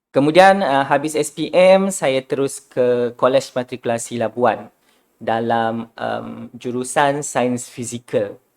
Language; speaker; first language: Malay; native; Malay